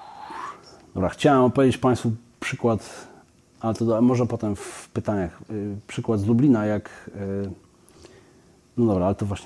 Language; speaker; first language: Polish; native; Polish